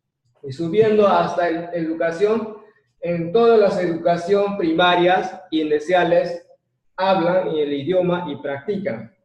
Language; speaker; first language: Spanish; non-native, local second language; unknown